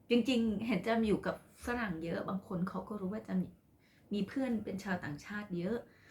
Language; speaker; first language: Thai; non-native, local second language; Khmer